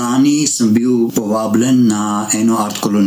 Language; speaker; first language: Slovenian; non-native, learner; Armenian